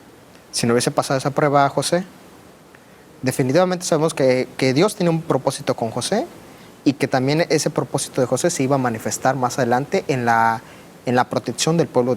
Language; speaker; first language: Spanish; native; Spanish